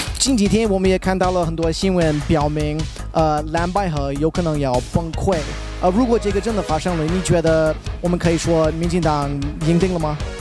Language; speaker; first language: Chinese; non-native, fluent; English